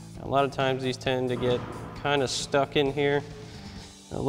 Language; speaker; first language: English; native; English